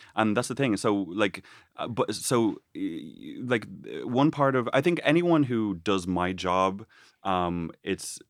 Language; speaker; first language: English; native; English